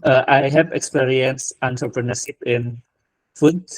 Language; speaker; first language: English; non-native, learner; Indonesian